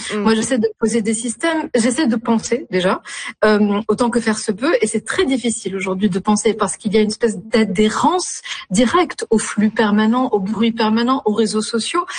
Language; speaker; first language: French; non-native, local second language; Arabic